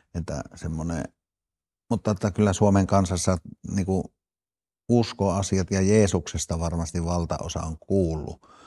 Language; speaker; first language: Finnish; native; Finnish